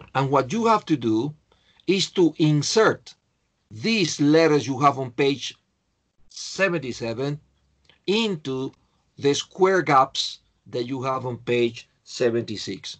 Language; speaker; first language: English; non-native, fluent; Spanish